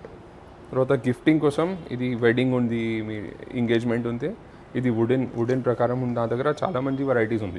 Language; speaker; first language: Telugu; non-native, local second language; Hindi